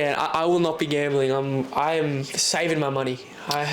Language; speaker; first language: English; native; English